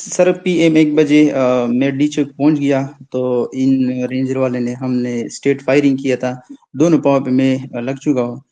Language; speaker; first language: Urdu; non-native, local second language; Pashto